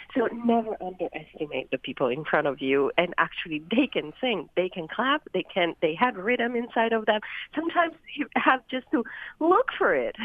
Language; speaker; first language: English; non-native, fluent; Italian